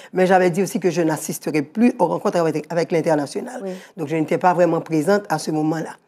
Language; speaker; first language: French; native; French